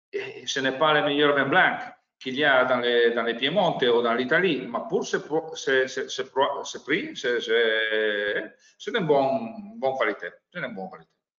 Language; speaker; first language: French; non-native, learner; Italian